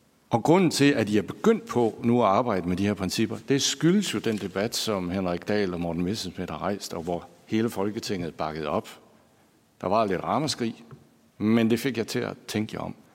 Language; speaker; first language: Danish; native; Danish